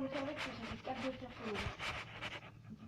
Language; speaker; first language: French; native; French